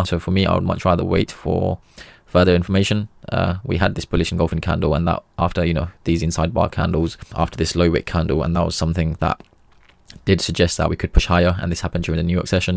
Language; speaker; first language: English; native; English